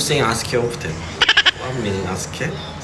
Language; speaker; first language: English; non-native, learner; Korean